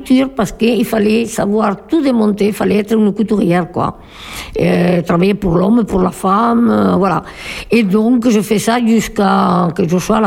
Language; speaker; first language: French; non-native, fluent; Spanish